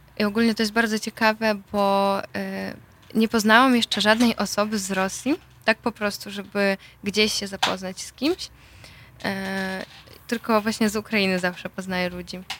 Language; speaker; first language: Polish; non-native, fluent; Russian